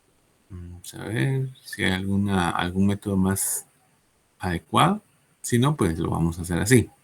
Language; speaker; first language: Spanish; native; Spanish